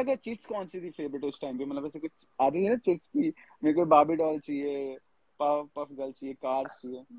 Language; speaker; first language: Hindi; native; Hindi